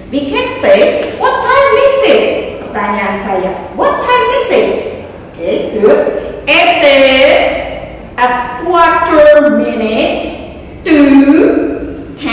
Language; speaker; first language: English; non-native, learner; Indonesian